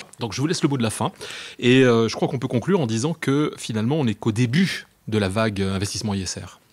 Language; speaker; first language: French; native; French